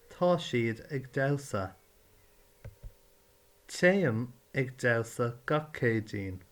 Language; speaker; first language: Irish; non-native, learner; English